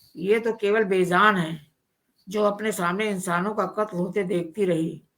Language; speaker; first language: Hindi; non-native, local second language; Punjabi